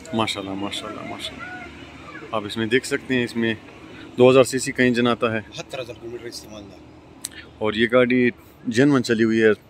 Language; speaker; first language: Urdu; non-native, local second language; Pashto